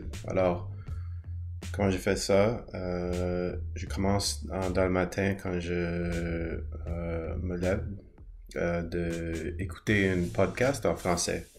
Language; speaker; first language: French; non-native, learner; English